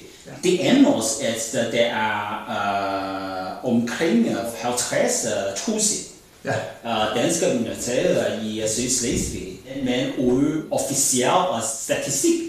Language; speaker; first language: Danish; non-native, learner; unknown